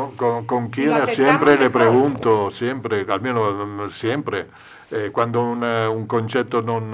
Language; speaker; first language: Spanish; non-native, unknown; Italian